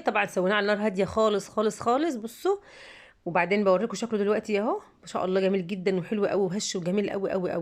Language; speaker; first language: Arabic; native; Arabic